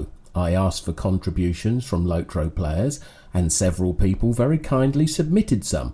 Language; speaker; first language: English; native; English